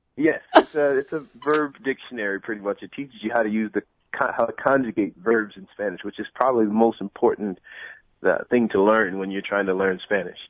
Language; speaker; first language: English; native; English